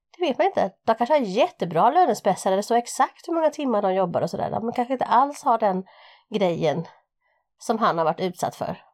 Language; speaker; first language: Swedish; early bilingual, other home language; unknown